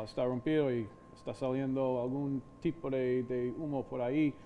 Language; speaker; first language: Spanish; non-native, fluent; English